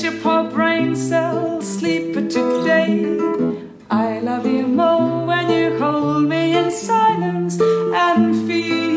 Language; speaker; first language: English; early bilingual, heritage; English